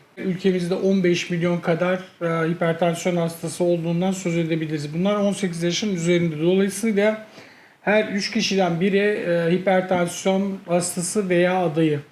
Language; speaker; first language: Turkish; native; Turkish